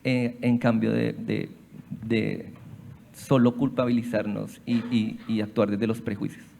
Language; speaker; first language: Spanish; native; Spanish